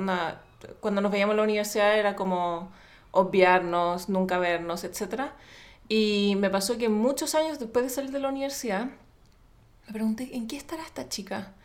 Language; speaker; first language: Spanish; native; Spanish